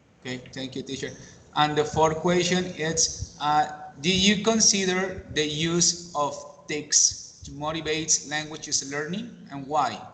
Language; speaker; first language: English; non-native, learner; Spanish